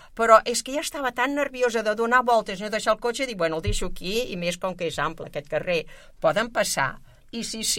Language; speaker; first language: Catalan; native; Catalan